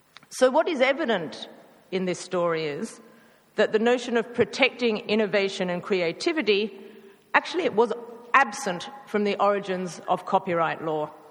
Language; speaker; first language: English; native; English